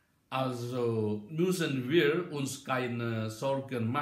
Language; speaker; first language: German; non-native, learner; Indonesian